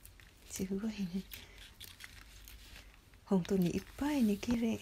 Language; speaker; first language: Japanese; non-native, learner; Vietnamese